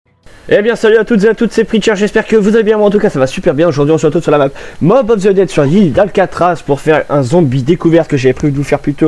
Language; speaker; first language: French; native; French